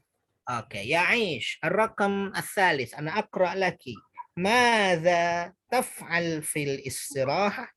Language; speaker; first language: Arabic; non-native, fluent; Indonesian